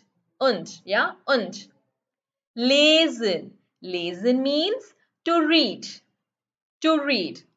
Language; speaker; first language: German; non-native, learner; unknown